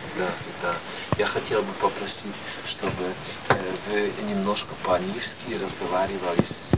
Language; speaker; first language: Russian; non-native, fluent; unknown